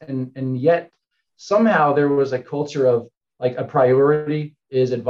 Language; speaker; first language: English; native; English